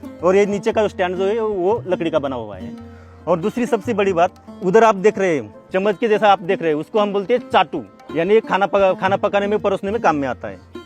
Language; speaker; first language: Hindi; non-native, local second language; Kukna